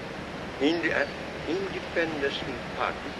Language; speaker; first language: English; non-native, learner; Japanese